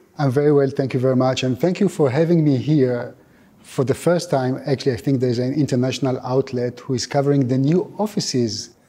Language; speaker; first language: English; non-native, fluent; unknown